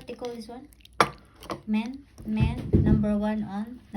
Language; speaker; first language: English; non-native, local second language; Filipino